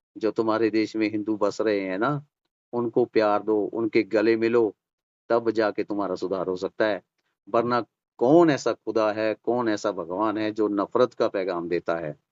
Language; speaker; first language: Hindi; native; Hindi